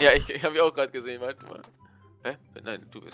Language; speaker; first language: German; native; German